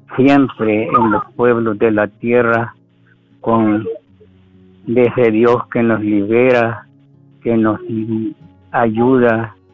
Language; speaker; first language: Spanish; native; Spanish